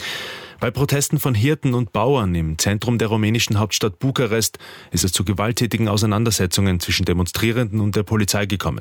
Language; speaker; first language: German; native; German